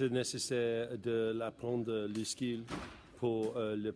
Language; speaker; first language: French; non-native, learner; English